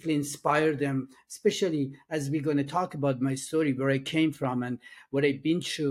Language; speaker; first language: English; non-native, fluent; Persian